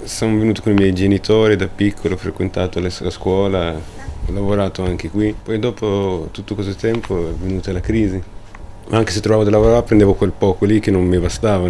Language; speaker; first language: Italian; early bilingual, other home language; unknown